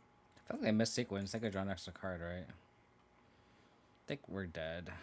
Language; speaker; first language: English; native; English